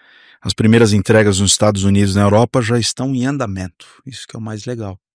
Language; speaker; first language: Portuguese; native; Portuguese